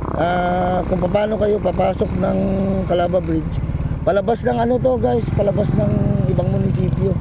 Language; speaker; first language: Filipino; non-native, local second language; Iloko